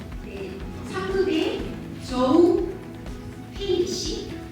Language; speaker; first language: Korean; native; Korean